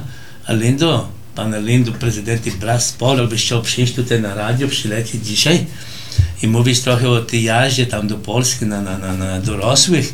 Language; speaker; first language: Polish; early bilingual, heritage; Polish